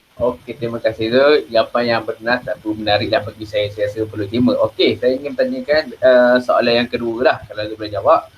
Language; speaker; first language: Malay; native; Malay